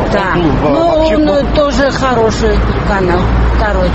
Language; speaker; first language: Russian; non-native, learner; Georgian